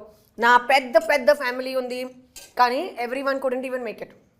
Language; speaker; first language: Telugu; non-native, local second language; Hindi